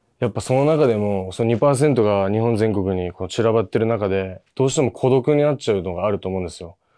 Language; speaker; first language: Japanese; native; Japanese